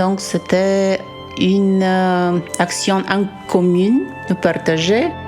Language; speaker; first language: French; non-native, fluent; Bulgarian